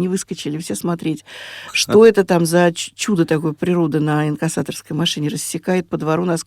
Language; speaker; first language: Russian; native; Russian